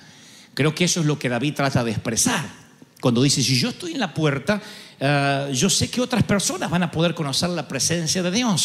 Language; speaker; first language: Spanish; native; Spanish